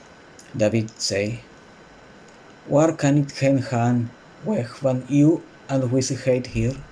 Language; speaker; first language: Dutch; non-native, fluent; Spanish